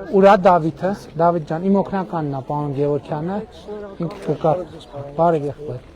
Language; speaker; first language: Armenian; native; Armenian